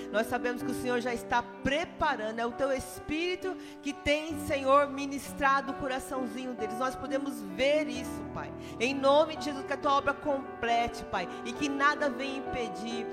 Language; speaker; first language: Portuguese; native; Portuguese